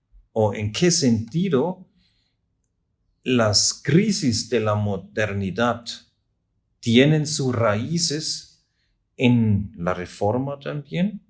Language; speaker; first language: Spanish; non-native, fluent; German